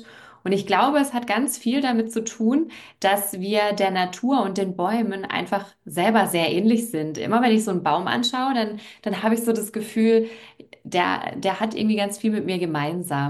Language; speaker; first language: German; native; German